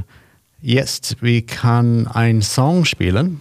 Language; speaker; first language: German; non-native, learner; English